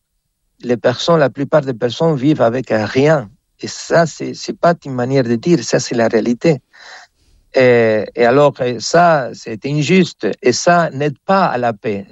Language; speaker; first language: French; non-native, fluent; Spanish